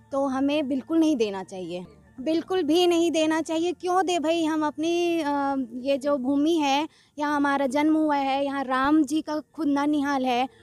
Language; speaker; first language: Hindi; native; Hindi